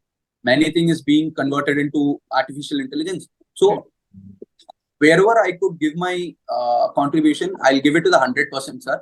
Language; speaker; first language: English; non-native, local second language; Hindi